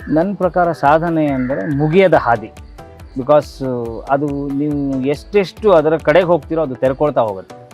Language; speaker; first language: Kannada; native; Kannada